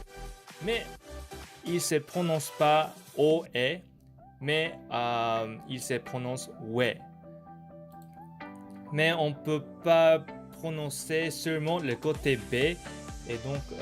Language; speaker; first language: French; non-native, learner; Korean